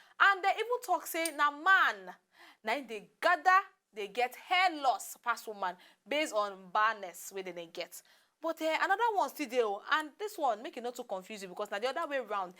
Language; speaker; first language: Nigerian Pidgin; native; Nigerian Pidgin